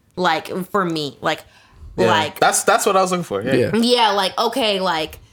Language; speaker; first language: English; native; English